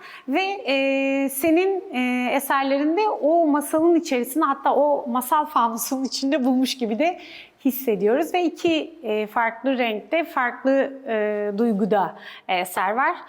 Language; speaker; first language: Turkish; native; Turkish